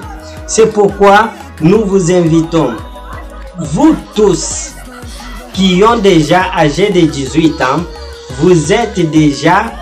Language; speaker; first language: French; non-native, learner; Portuguese